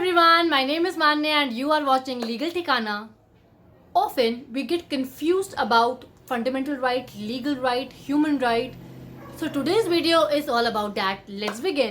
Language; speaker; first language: English; non-native, local second language; Hindi